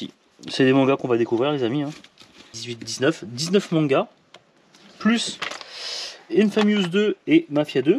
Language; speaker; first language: French; native; French